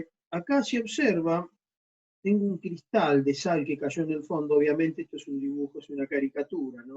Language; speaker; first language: Spanish; native; Spanish